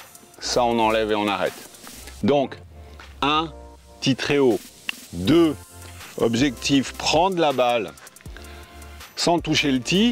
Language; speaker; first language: French; native; French